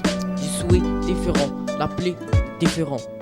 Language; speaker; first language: French; non-native, learner; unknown